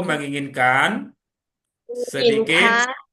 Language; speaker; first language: Indonesian; native; Indonesian